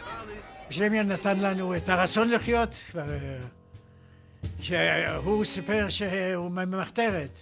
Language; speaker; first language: Hebrew; non-native, fluent; Yiddish